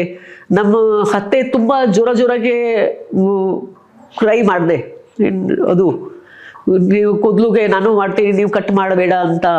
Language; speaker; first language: Kannada; non-native, local second language; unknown